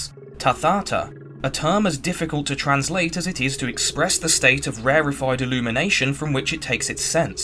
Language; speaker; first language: English; native; English